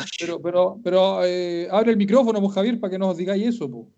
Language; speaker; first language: Spanish; native; Spanish